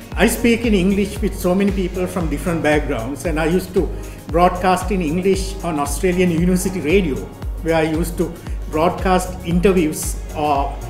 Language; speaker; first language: English; non-native, local second language; Sinhala